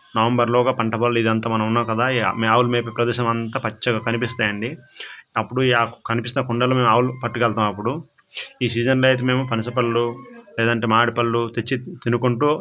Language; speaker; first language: Telugu; non-native, local second language; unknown